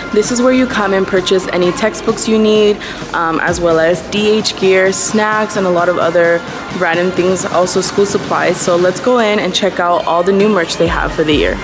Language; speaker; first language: English; native; English